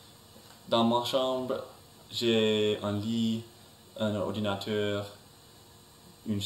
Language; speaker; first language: French; non-native, learner; English